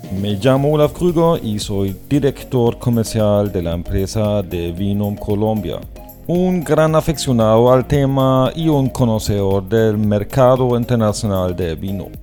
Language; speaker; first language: Spanish; non-native, fluent; German